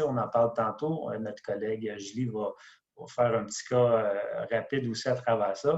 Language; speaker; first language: French; native; French